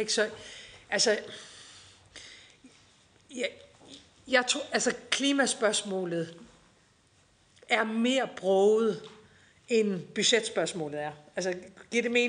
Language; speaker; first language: Danish; native; Danish